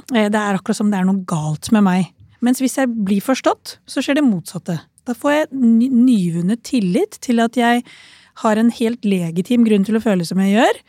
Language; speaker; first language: Norwegian; early bilingual, other home language; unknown